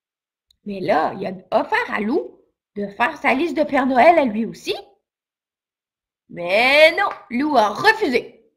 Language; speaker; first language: French; native; French